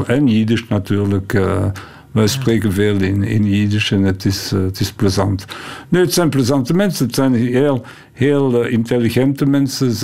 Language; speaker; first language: Dutch; non-native, local second language; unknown